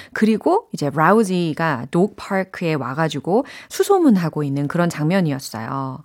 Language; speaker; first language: Korean; native; Korean